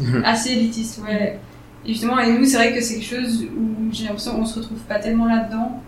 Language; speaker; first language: French; native; French